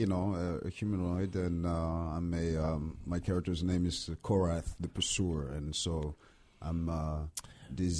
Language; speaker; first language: English; non-native, fluent; French